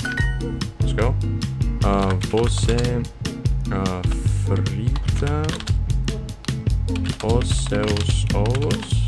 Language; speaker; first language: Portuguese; non-native, learner; English